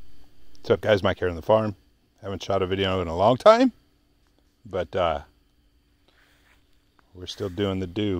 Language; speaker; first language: English; native; English